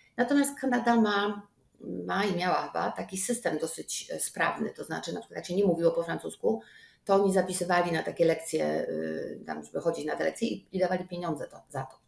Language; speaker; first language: Polish; native; Polish